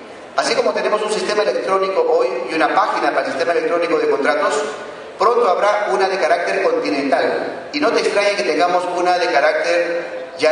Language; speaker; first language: Spanish; native; Spanish